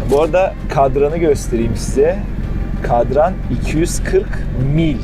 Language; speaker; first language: Turkish; native; Turkish